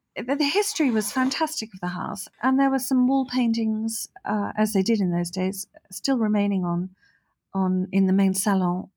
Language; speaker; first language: English; native; English